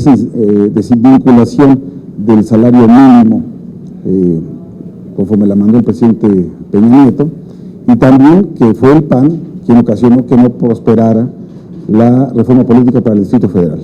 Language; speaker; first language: Spanish; native; Spanish